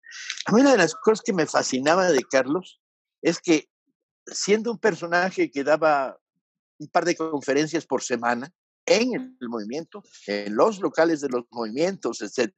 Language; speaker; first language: Spanish; native; Spanish